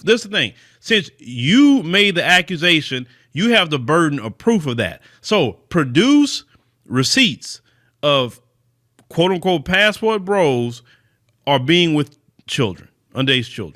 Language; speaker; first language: English; native; English